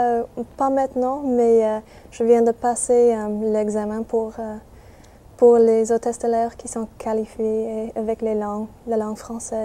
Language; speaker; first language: French; non-native, fluent; English